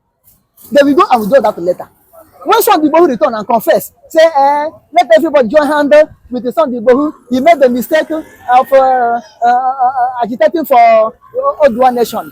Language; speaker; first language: English; non-native, local second language; Igbo